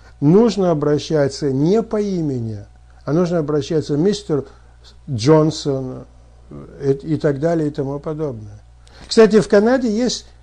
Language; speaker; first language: Russian; native; Russian